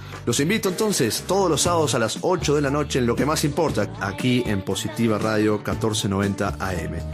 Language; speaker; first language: Spanish; native; Spanish